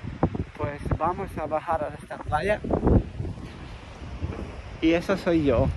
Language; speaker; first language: Spanish; non-native, learner; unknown